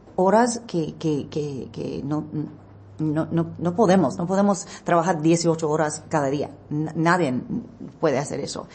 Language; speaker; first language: Spanish; non-native, learner; English